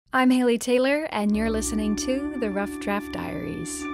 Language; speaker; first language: English; native; English